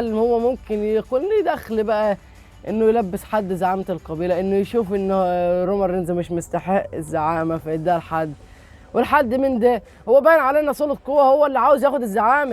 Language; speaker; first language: Arabic; native; Arabic